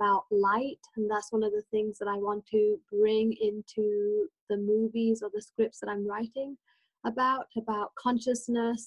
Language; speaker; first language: English; native; English